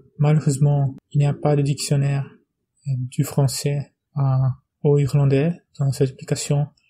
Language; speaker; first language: French; non-native, fluent; Portuguese